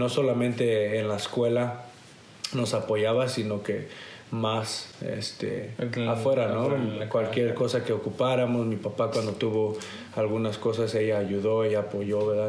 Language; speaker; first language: Spanish; early bilingual, heritage; Spanish